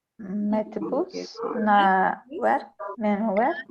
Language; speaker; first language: Dutch; non-native, learner; Portuguese